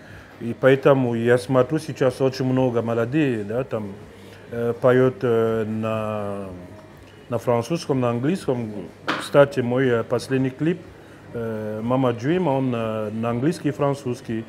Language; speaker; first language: Russian; non-native, fluent; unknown